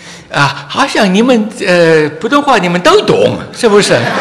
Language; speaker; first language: Chinese; non-native, fluent; English